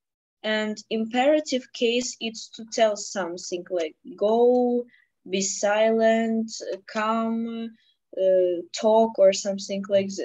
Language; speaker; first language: English; non-native, fluent; Ukrainian